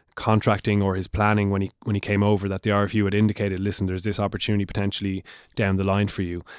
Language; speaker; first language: English; native; English